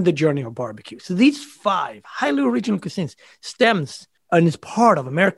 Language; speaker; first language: English; non-native, fluent; Swedish